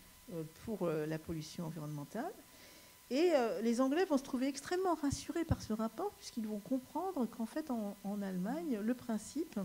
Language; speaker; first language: French; native; French